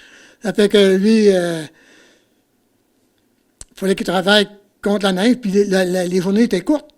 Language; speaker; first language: French; native; French